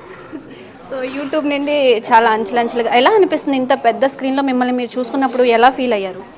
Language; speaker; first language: Telugu; native; Telugu